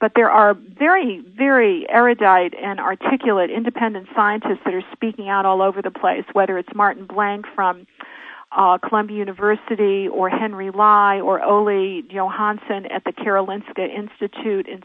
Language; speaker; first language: English; native; English